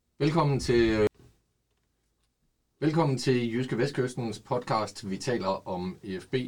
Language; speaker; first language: Danish; native; Danish